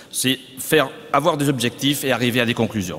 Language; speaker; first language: French; non-native, fluent; Catalan